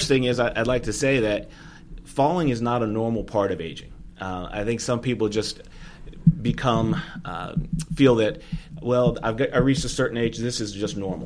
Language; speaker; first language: English; native; English